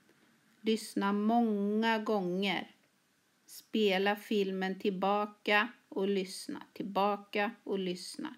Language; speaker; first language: Swedish; native; Swedish